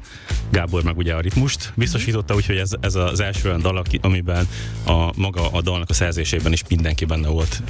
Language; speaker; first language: Hungarian; native; Hungarian